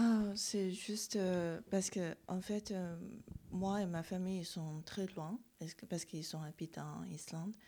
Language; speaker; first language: French; non-native, fluent; Chinese